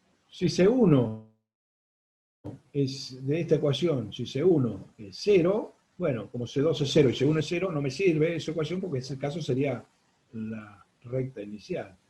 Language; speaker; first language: Spanish; native; Spanish